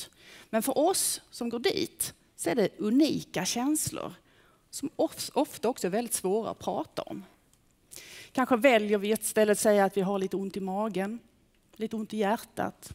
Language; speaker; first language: Swedish; native; Swedish